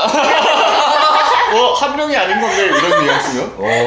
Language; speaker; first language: Korean; native; Korean